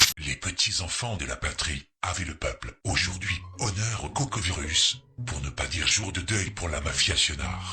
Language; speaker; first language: French; native; French